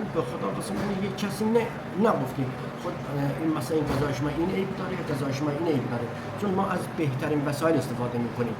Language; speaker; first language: Persian; non-native, local second language; Azerbaijani